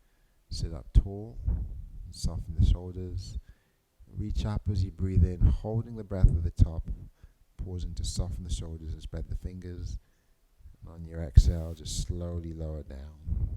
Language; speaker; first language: English; native; English